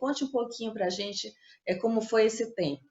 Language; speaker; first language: Portuguese; native; Portuguese